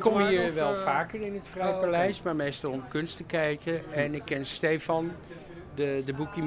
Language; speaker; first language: Dutch; native; Dutch